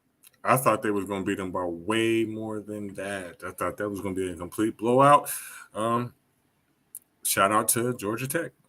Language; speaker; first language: English; native; English